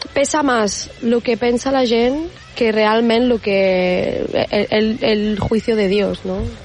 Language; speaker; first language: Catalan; non-native, local second language; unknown